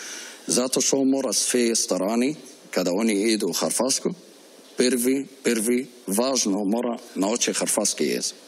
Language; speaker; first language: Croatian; non-native, learner; Arabic